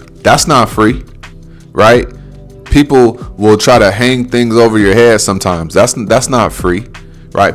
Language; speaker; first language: English; native; English